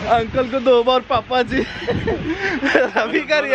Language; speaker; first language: Hindi; native; Hindi